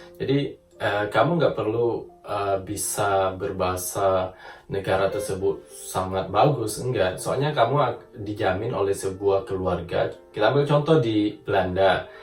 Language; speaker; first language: Indonesian; native; Indonesian